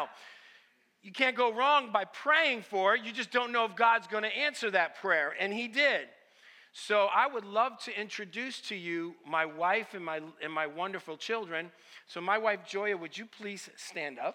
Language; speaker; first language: English; early bilingual, other home language; Italian